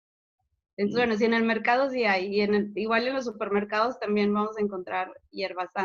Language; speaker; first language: Spanish; native; Spanish